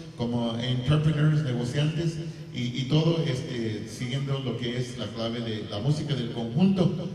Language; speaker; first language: Spanish; early bilingual, heritage; Spanish